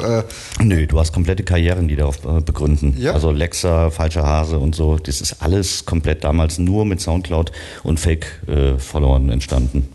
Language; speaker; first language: German; native; German